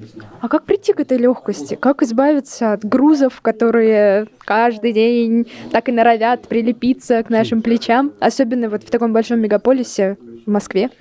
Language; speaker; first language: Russian; native; Russian